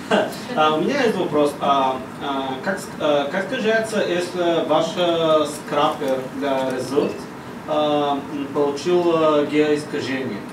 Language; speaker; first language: Russian; non-native, learner; Bulgarian